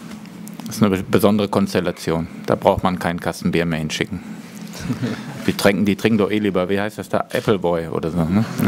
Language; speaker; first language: German; native; German